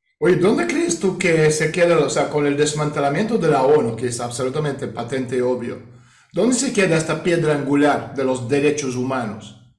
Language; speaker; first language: Spanish; non-native, fluent; Russian